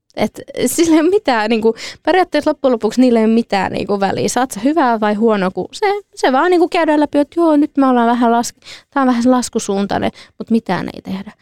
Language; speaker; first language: Finnish; early bilingual, other home language; Kurdish